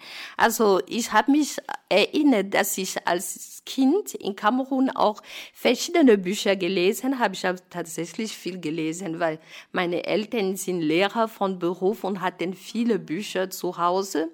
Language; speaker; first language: German; non-native, fluent; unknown